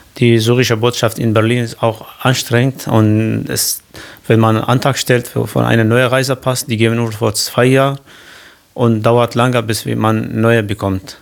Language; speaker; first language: German; non-native, learner; Kurdish